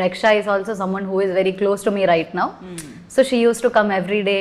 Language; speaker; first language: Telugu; non-native, learner; Malayalam